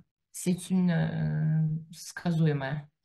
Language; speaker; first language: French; non-native, learner; Russian